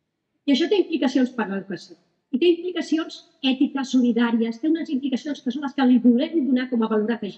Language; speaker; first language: Catalan; native; Catalan